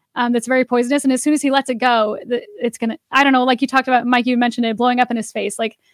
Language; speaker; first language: English; native; English